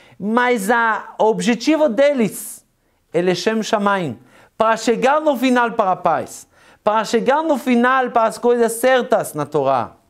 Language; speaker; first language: Portuguese; non-native, fluent; Hebrew